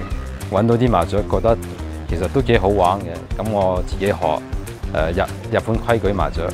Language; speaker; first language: Cantonese; early bilingual, heritage; Cantonese